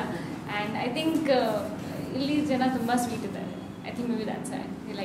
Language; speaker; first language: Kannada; non-native, fluent; Hindi